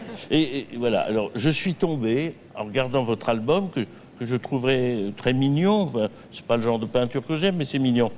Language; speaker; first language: French; native; French